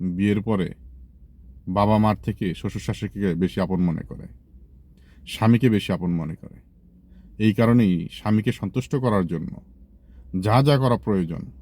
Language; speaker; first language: Bangla; native; Bangla